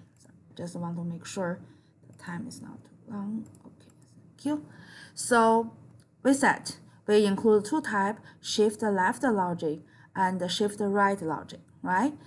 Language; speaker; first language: English; non-native, fluent; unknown